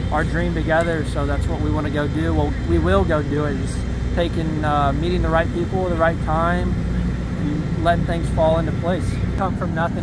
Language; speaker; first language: English; native; English